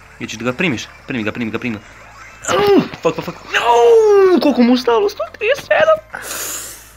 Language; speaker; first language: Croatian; early bilingual, heritage; Croatian